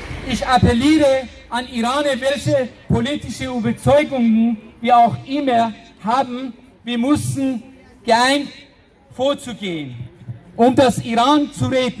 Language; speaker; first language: German; non-native, fluent; Persian